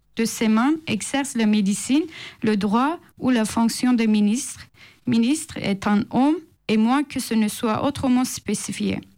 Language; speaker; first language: French; non-native, fluent; Turkish